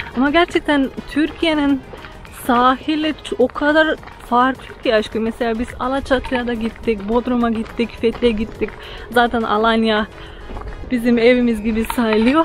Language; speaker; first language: Turkish; non-native, fluent; Slovenian